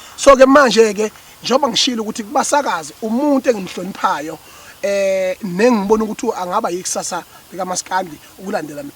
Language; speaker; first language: Zulu; native; Zulu